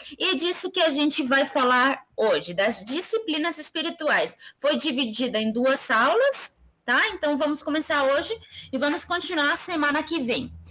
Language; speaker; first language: Portuguese; non-native, fluent; Spanish